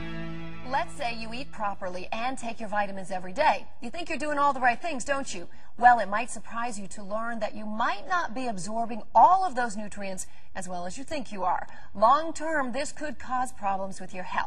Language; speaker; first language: English; native; English